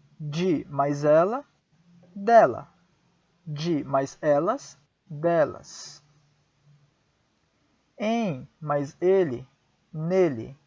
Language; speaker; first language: Portuguese; non-native, fluent; Spanish